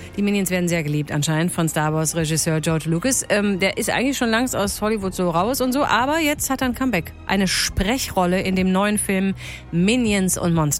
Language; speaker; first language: German; native; German